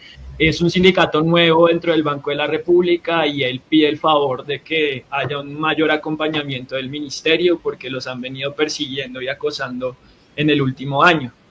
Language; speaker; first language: Spanish; native; Spanish